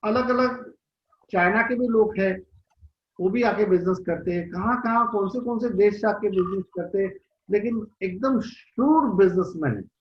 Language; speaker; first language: Hindi; non-native, local second language; Marathi